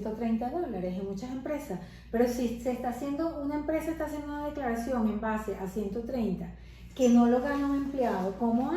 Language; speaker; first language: Spanish; native; Spanish